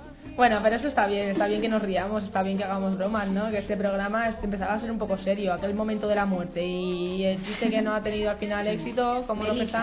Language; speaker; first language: Spanish; native; Spanish